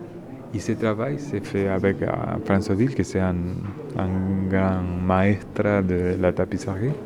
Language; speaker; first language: French; non-native, learner; Spanish